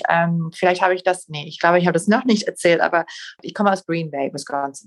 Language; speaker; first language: German; non-native, fluent; English